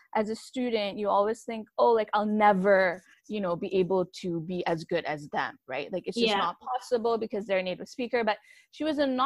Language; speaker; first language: English; non-native, local second language; Urdu